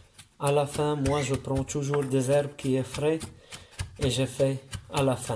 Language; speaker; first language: French; non-native, learner; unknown